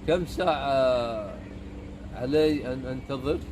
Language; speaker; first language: Arabic; non-native, fluent; Urdu